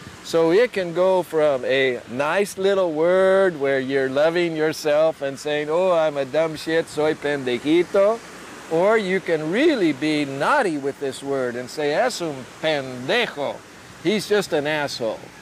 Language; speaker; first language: English; native; English